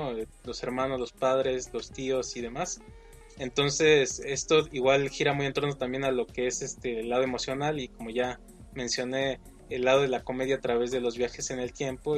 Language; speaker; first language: Spanish; native; Spanish